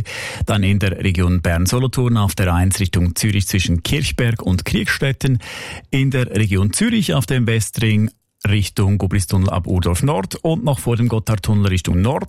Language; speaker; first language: German; native; German